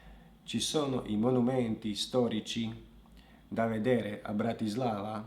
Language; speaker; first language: Italian; non-native, fluent; Slovak